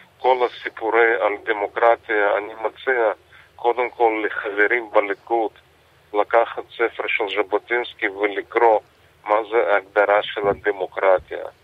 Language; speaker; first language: Hebrew; non-native, fluent; Russian